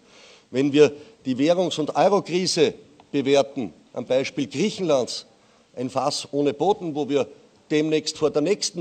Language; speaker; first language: German; native; German